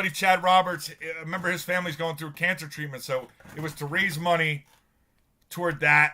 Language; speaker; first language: English; native; English